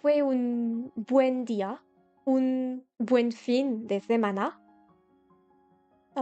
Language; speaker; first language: Spanish; non-native, learner; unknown